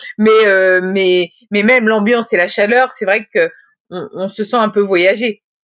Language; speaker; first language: French; native; French